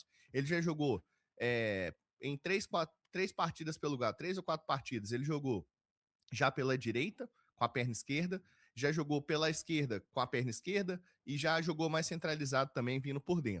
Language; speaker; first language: Portuguese; native; Portuguese